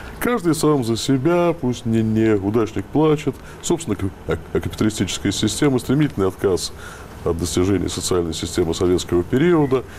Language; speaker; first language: Russian; native; Russian